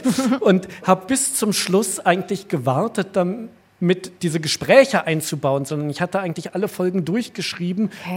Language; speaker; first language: German; native; German